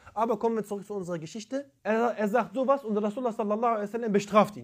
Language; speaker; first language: German; early bilingual, other home language; Turkish